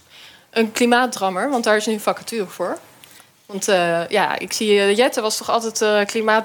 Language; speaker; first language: Dutch; native; Dutch